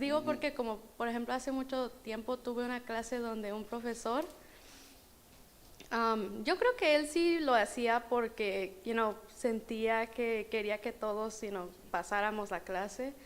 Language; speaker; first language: Spanish; early bilingual, heritage; Spanish